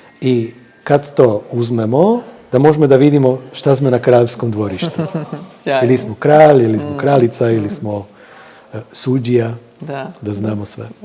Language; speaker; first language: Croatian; non-native, fluent; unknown